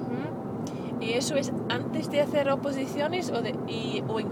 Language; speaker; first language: Spanish; non-native, fluent; English